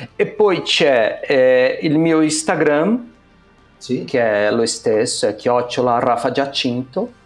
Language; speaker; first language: Italian; non-native, fluent; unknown